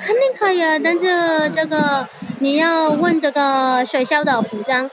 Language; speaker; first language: Chinese; non-native, learner; Nepali